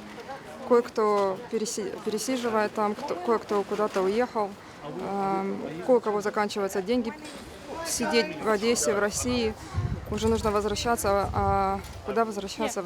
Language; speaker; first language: Russian; native; Russian